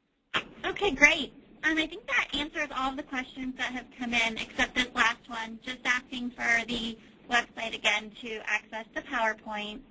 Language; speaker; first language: English; native; English